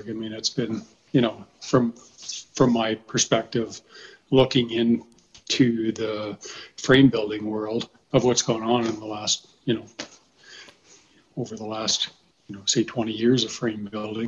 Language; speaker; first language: English; native; English